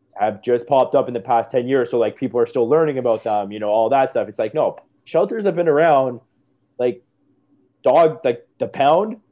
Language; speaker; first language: English; native; English